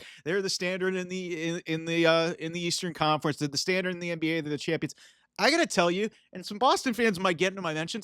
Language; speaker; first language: English; native; English